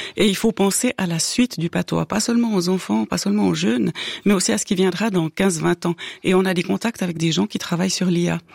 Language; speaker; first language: French; native; French